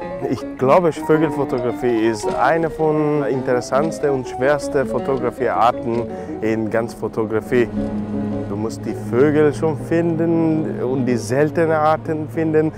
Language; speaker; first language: German; non-native, learner; Turkish